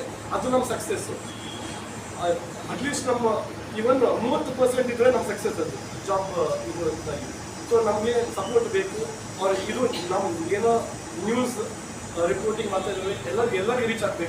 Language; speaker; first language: Kannada; non-native, local second language; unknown